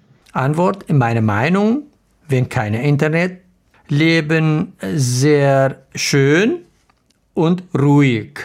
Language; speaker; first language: German; non-native, learner; Arabic